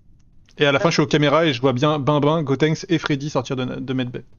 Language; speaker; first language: French; native; French